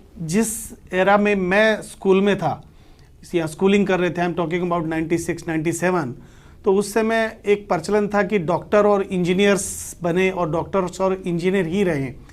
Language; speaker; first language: Hindi; native; Hindi